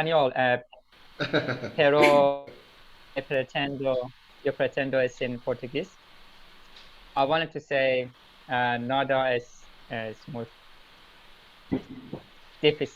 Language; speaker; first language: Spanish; non-native, learner; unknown